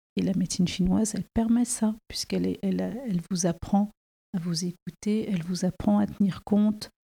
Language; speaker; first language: French; native; French